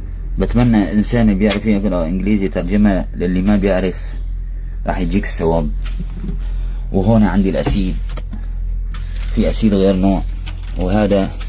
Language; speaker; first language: Arabic; native; Arabic